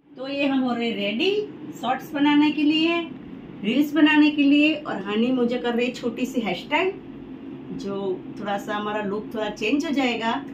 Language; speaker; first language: Hindi; native; Hindi